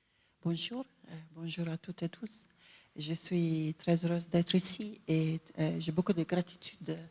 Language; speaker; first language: French; non-native, fluent; Italian